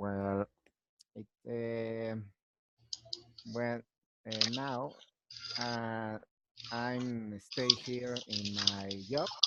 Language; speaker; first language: English; non-native, learner; Spanish